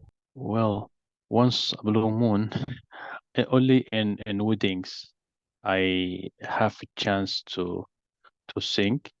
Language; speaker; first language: English; non-native, learner; Arabic